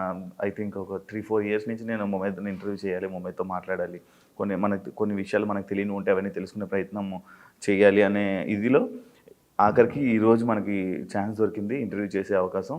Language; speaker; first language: Telugu; native; Telugu